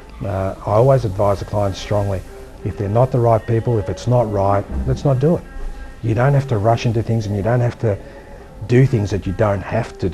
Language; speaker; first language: English; native; English